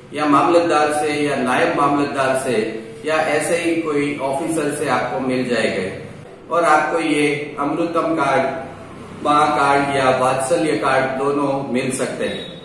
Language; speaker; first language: Hindi; non-native, local second language; Gujarati